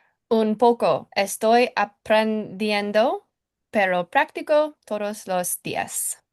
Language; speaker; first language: Spanish; non-native, learner; English